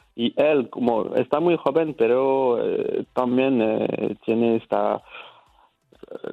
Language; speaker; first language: Spanish; non-native, fluent; French